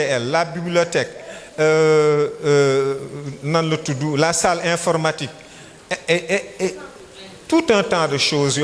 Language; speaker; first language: French; non-native, local second language; Wolof